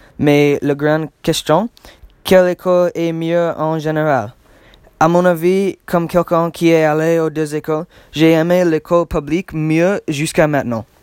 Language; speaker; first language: French; non-native, learner; English